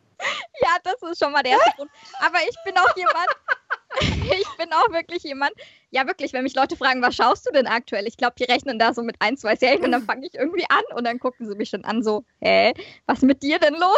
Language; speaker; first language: German; native; German